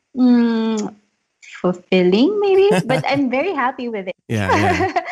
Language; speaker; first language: English; non-native, local second language; Filipino